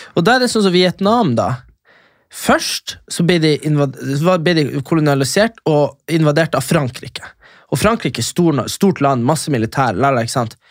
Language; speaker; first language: Norwegian; native; Norwegian